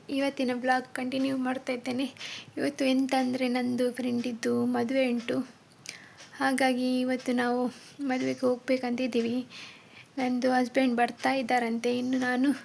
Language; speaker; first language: Kannada; non-native, local second language; Tulu